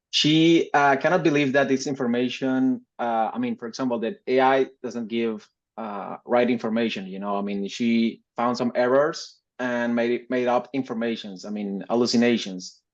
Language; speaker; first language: English; non-native, fluent; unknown